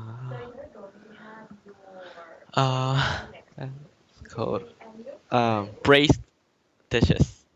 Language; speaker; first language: English; non-native, learner; Chinese